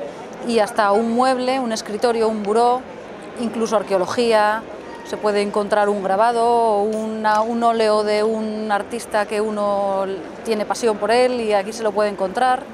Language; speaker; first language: Spanish; native; Spanish